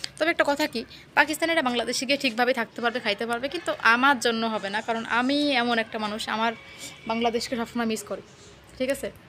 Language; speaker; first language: Bangla; native; Bangla